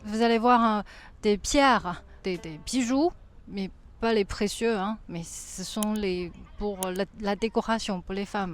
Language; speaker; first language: French; non-native, fluent; Chinese